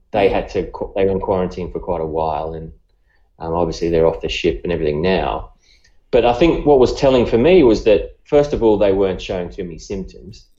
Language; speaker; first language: English; native; English